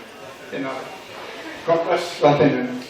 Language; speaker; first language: Spanish; non-native, fluent; English